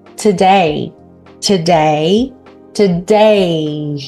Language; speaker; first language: English; non-native, fluent; Korean